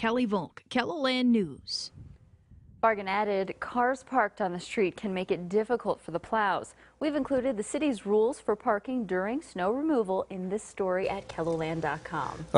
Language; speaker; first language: English; native; English